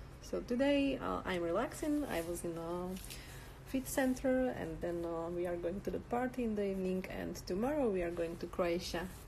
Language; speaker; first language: English; non-native, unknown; Slovak